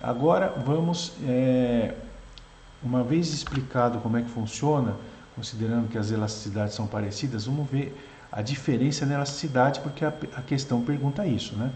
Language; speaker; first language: Portuguese; native; Portuguese